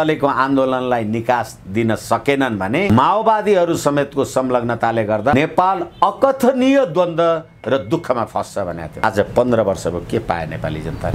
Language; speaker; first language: Nepali; native; Nepali